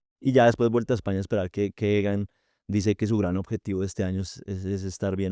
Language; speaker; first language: Spanish; native; Spanish